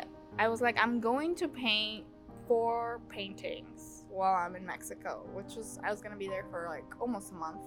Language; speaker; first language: English; early bilingual, other home language; Spanish